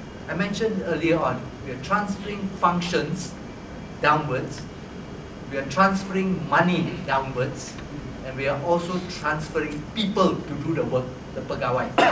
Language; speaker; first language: English; non-native, local second language; Malay